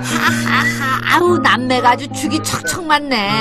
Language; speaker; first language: Korean; native; Korean